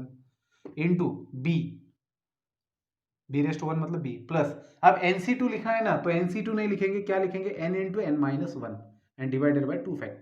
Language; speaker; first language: Hindi; native; Hindi